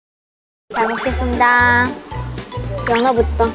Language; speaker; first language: Korean; non-native, fluent; Japanese